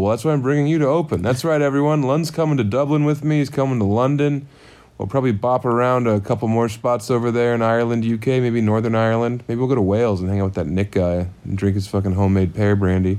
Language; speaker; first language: English; native; English